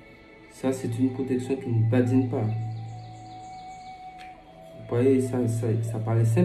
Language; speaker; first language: French; non-native, local second language; Fon